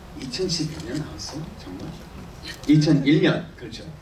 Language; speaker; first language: Korean; early bilingual, heritage; English